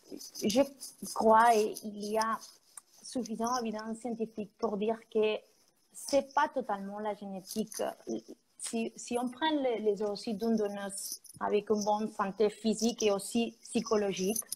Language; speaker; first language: French; non-native, fluent; Spanish